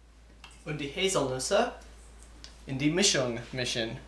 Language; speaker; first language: German; non-native, learner; English